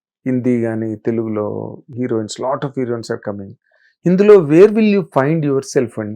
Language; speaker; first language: Telugu; native; Telugu